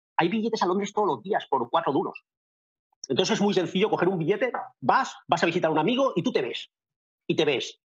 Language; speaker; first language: Spanish; native; Spanish